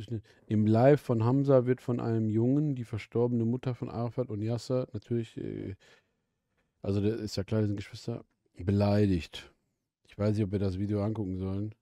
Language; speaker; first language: German; native; German